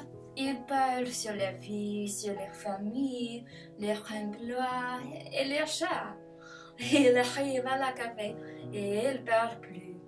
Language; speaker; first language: French; non-native, learner; English